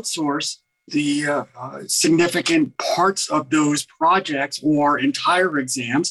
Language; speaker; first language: English; native; English